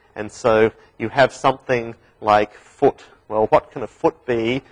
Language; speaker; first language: English; native; English